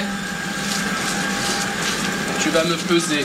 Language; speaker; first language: French; native; French